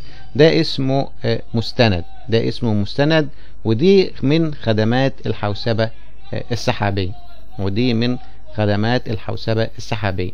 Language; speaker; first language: Arabic; native; Arabic